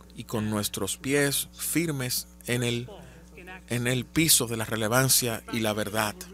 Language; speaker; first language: Spanish; non-native, fluent; Malayalam